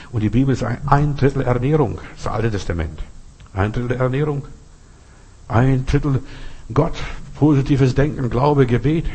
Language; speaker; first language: German; non-native, fluent; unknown